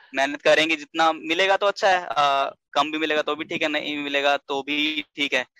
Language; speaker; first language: Hindi; native; Hindi